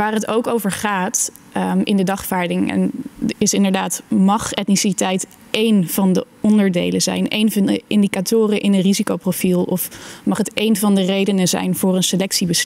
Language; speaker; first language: Dutch; native; Dutch